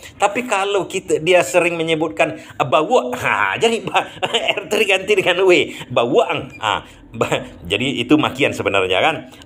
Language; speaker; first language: Indonesian; non-native, local second language; Minangkabau